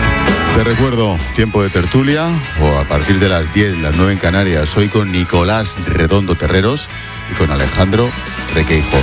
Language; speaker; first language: Spanish; native; Spanish